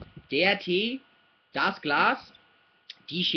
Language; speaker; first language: German; non-native, learner; English